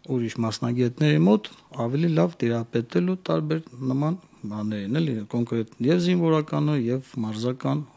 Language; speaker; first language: Armenian; native; Armenian